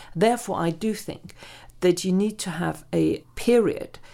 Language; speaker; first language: English; non-native, fluent; German